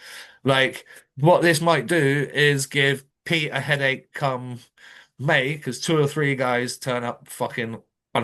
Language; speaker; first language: English; native; English